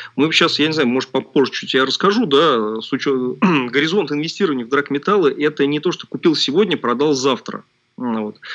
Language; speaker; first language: Russian; native; Russian